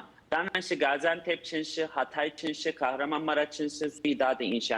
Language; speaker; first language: Chinese; non-native, fluent; Turkish